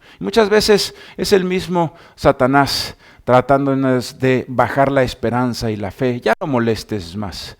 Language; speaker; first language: Spanish; native; Spanish